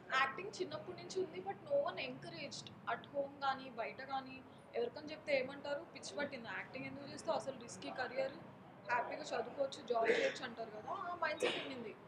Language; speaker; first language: Telugu; non-native, local second language; Marathi